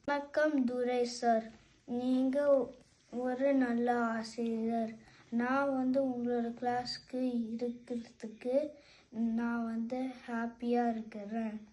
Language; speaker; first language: Tamil; early bilingual, heritage; Tamil